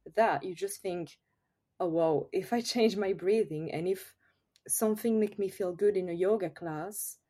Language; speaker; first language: English; non-native, fluent; French